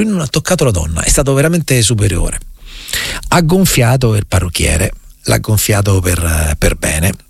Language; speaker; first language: Italian; native; Italian